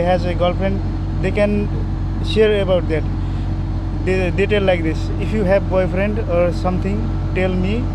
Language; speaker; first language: English; non-native, learner; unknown